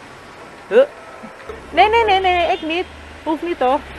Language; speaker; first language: Dutch; non-native, learner; Indonesian